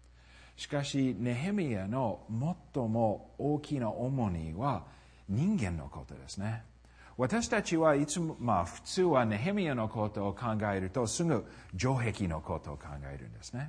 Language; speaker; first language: Japanese; non-native, fluent; English